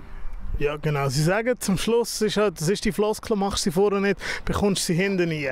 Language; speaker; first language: German; native; German